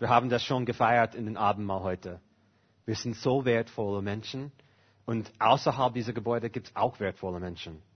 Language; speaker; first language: German; non-native, fluent; English